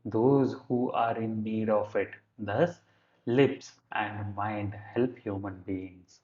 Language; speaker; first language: English; non-native, local second language; Kannada